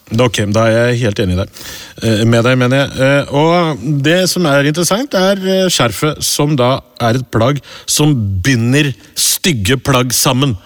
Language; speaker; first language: Norwegian; early bilingual, other home language; Urdu